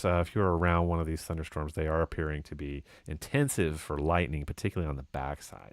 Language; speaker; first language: English; native; English